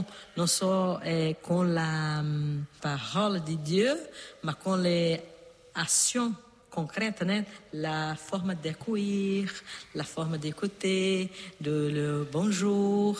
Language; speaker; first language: French; non-native, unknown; Portuguese